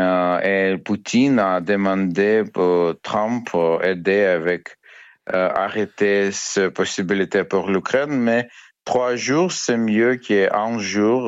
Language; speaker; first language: French; non-native, learner; Ukrainian